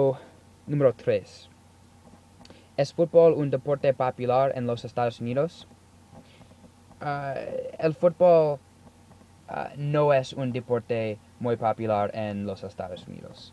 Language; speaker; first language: Spanish; non-native, learner; English